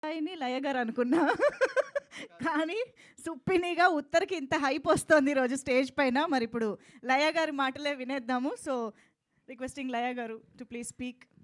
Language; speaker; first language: Telugu; native; Telugu